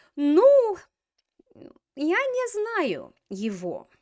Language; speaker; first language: Russian; non-native, fluent; English